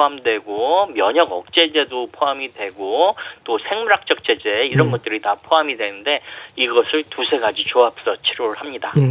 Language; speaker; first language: Korean; native; Korean